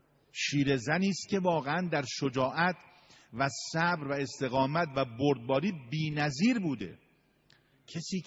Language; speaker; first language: Persian; native; Persian